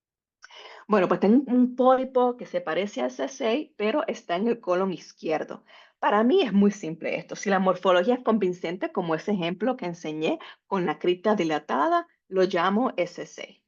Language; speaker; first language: Spanish; native; Spanish